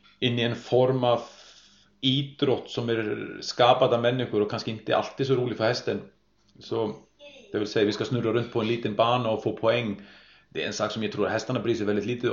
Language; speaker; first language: Swedish; non-native, fluent; Icelandic